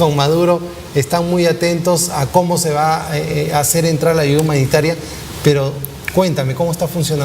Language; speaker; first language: Spanish; native; Spanish